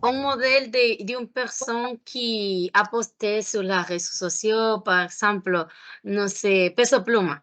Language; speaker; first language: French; non-native, learner; Spanish